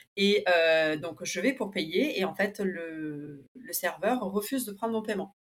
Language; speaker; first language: French; early bilingual, other home language; Spanish